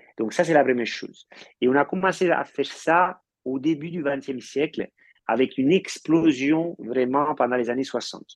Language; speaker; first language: French; non-native, fluent; Italian